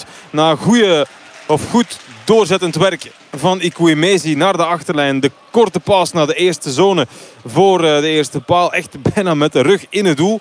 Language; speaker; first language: Dutch; native; Dutch